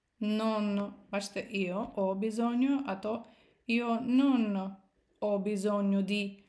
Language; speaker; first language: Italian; non-native, fluent; Ukrainian